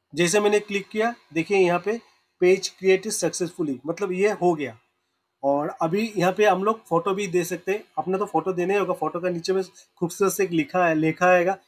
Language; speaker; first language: Hindi; non-native, local second language; Assamese